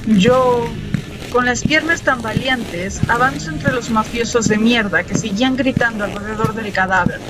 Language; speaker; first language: Spanish; native; Spanish